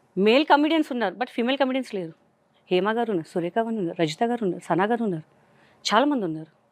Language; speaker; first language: Telugu; non-native, local second language; Hindi